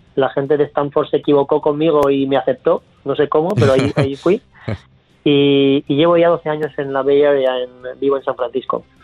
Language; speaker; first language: Spanish; native; Spanish